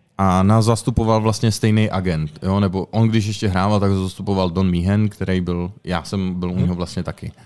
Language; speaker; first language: Czech; native; Czech